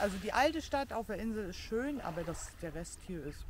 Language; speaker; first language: German; native; German